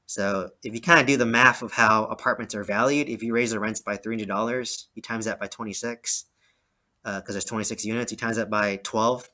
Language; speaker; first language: English; native; English